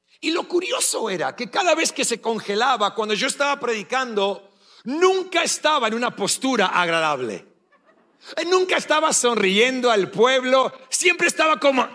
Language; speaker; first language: Spanish; non-native, fluent; English